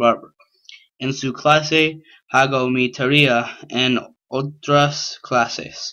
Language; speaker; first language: Spanish; non-native, learner; English